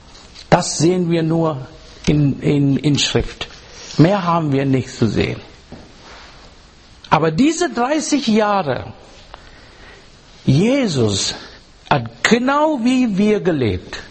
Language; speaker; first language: German; non-native, learner; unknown